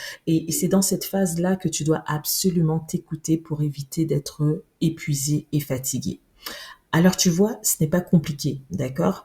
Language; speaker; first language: French; native; French